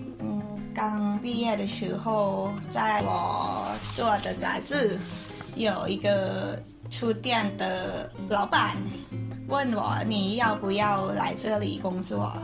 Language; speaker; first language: Chinese; non-native, learner; Thai